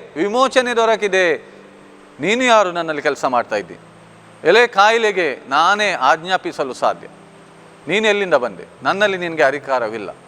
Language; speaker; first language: Kannada; non-native, local second language; Konkani